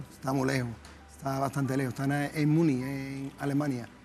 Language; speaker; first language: Spanish; native; Spanish